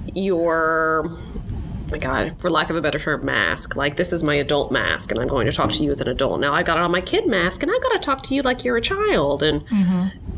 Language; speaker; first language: English; native; English